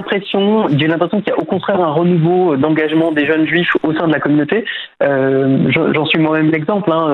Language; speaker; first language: French; native; French